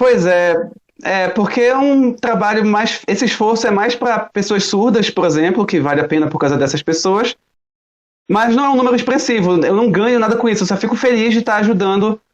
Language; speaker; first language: Portuguese; early bilingual, other home language; German